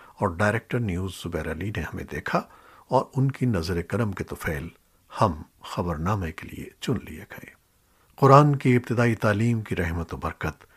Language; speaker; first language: Urdu; native; Urdu